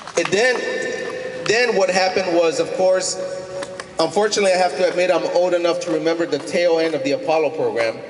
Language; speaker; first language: English; early bilingual, other home language; Spanish